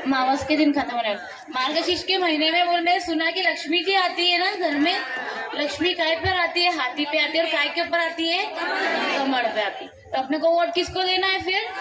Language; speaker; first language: Hindi; non-native, local second language; Marathi